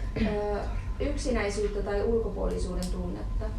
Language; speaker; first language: Finnish; native; Finnish